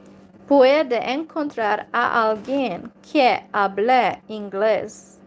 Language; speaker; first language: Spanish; non-native, learner; Hungarian